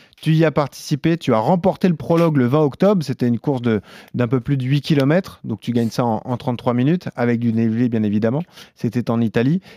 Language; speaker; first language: French; native; French